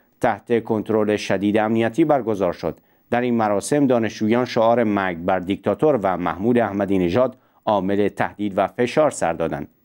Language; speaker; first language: Persian; non-native, local second language; Central Kurdish